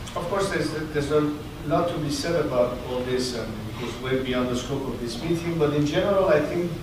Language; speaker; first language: English; non-native, fluent; Persian